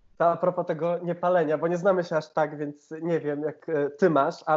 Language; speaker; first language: Polish; native; Polish